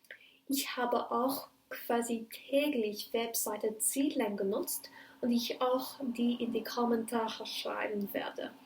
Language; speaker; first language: German; non-native, learner; English